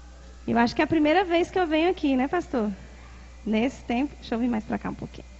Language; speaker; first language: Portuguese; native; Portuguese